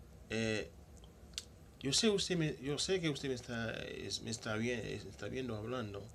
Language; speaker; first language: Spanish; non-native, local second language; Haitian Creole